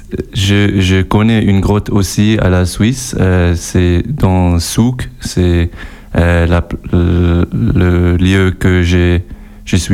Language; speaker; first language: French; non-native, learner; German